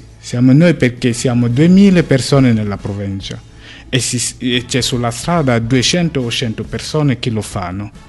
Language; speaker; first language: Italian; non-native, fluent; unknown